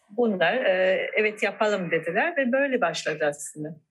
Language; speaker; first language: Turkish; non-native, fluent; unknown